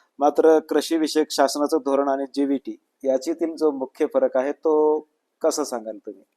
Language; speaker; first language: Marathi; native; Marathi